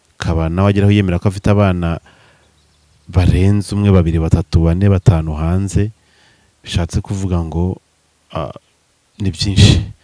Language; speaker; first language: Kinyarwanda; native; Kinyarwanda